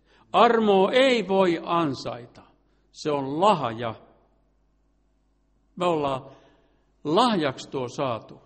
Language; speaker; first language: Finnish; native; Finnish